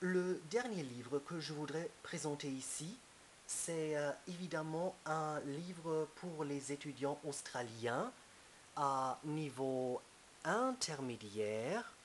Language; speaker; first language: French; non-native, fluent; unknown